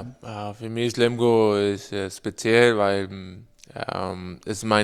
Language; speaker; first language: German; non-native, learner; Spanish